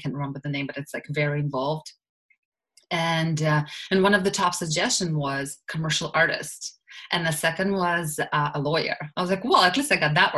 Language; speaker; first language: English; non-native, fluent; Russian